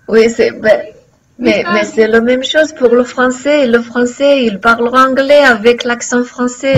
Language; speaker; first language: French; non-native, learner; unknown